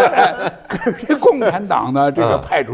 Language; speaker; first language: Chinese; native; Chinese